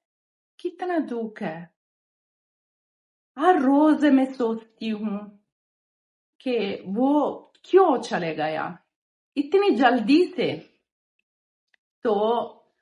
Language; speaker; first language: Hindi; non-native, learner; Italian